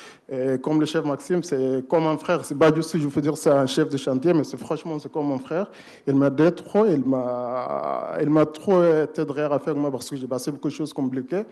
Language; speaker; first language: French; non-native, learner; Arabic